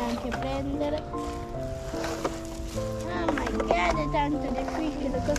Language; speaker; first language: Italian; early bilingual, other home language; Filipino